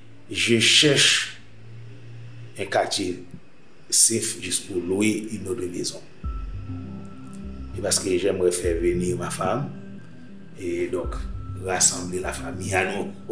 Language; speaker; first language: French; non-native, local second language; Haitian Creole